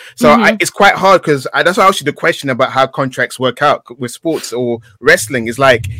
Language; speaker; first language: English; native; English